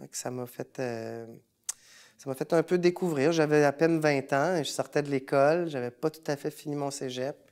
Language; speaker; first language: French; native; French